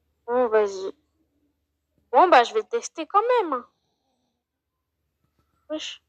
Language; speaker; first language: French; native; French